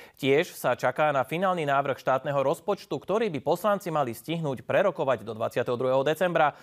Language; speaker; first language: Slovak; native; Slovak